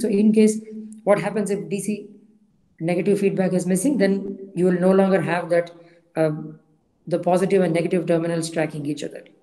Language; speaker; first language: English; non-native, local second language; Tamil